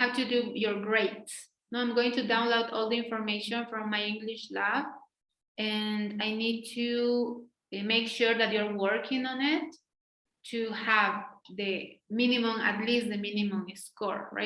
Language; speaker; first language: English; non-native, fluent; Spanish